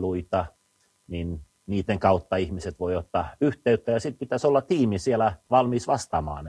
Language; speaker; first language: Finnish; early bilingual, heritage; Finnish